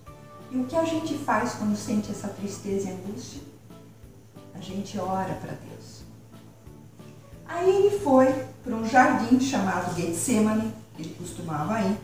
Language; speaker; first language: Portuguese; native; Portuguese